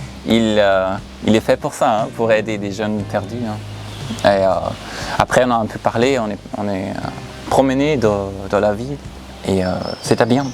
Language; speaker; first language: French; non-native, fluent; German